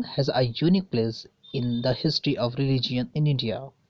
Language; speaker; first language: English; non-native, local second language; Hindi